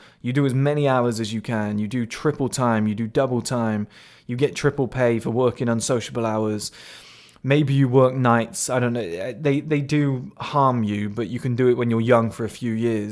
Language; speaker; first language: English; native; English